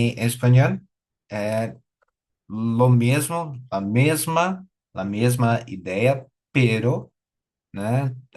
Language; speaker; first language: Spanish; non-native, learner; Portuguese